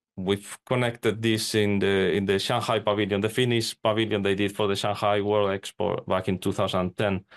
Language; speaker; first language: English; non-native, fluent; Spanish